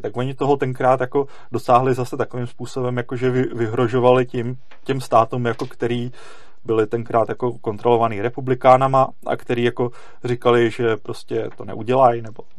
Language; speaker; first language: Czech; native; Czech